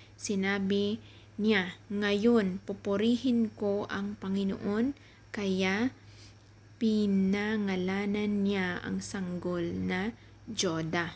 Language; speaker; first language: Filipino; native; Filipino